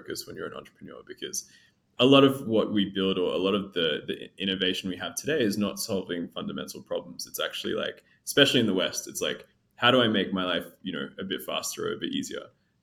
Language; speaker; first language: English; native; English